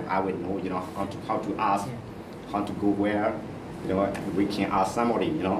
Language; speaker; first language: English; non-native, learner; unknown